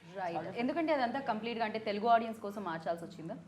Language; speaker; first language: Telugu; native; Telugu